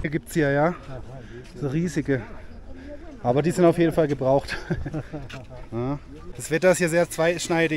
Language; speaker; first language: German; native; German